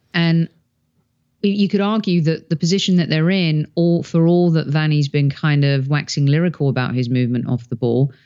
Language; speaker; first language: English; native; English